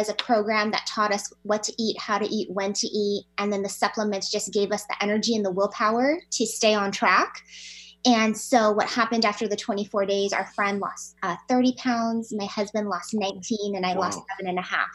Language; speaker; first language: English; native; English